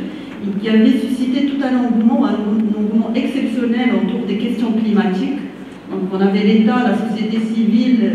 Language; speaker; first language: French; non-native, local second language; Arabic